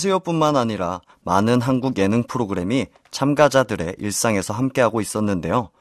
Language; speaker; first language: Korean; native; Korean